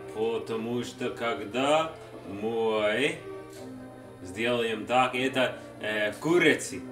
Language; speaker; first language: Russian; non-native, learner; English